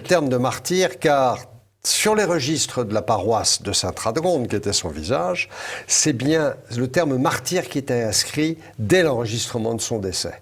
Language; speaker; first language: French; native; French